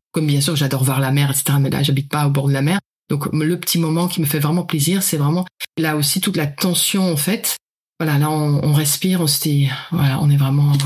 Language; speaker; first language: French; non-native, fluent; Dutch